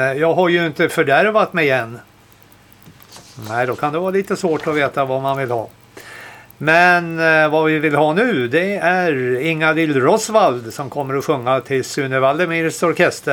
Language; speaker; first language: Swedish; native; Swedish